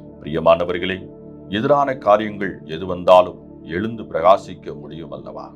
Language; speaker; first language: Tamil; native; Tamil